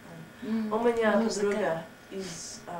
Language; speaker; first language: Russian; non-native, learner; English